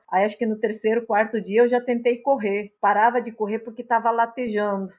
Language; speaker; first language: Portuguese; non-native, local second language; German